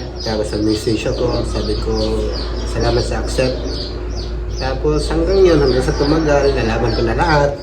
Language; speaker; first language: Filipino; non-native, local second language; Waray